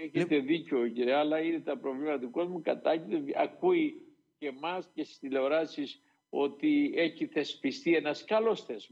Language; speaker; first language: Greek; native; Greek